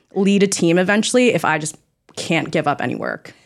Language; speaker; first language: English; native; English